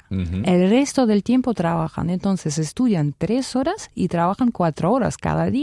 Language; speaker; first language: Spanish; non-native, fluent; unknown